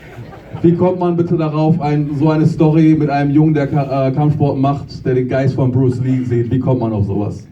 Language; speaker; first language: German; native; German